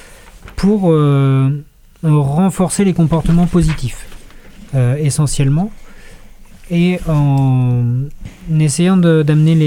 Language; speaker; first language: French; native; French